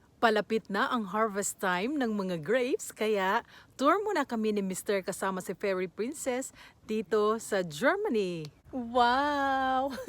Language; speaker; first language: Filipino; native; Filipino